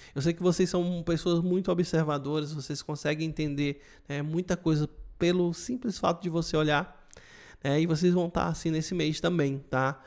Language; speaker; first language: Portuguese; native; Portuguese